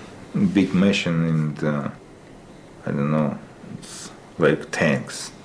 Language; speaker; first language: English; non-native, learner; Russian